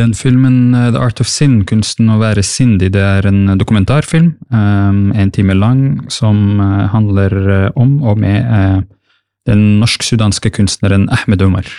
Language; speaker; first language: Norwegian; early bilingual, other home language; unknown